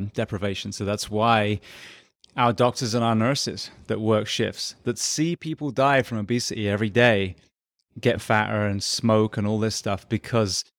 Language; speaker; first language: English; native; English